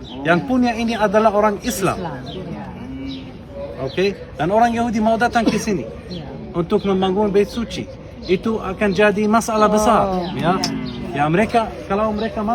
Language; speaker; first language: Indonesian; non-native, fluent; Arabic